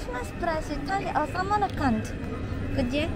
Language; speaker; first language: Russian; non-native, learner; Korean